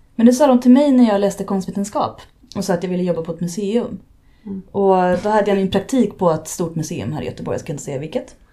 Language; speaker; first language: Swedish; native; Swedish